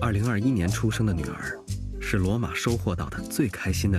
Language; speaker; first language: Chinese; native; Chinese